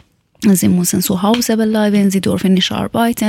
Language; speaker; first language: German; non-native, learner; Persian